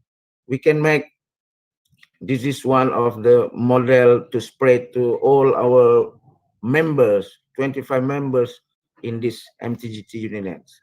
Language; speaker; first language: English; non-native, fluent; Indonesian